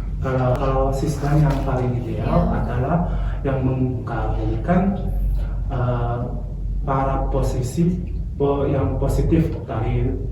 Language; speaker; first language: Indonesian; non-native, fluent; Chinese